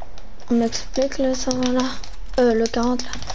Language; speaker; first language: French; native; French